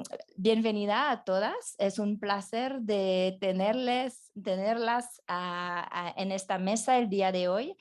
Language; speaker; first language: Spanish; non-native, fluent; French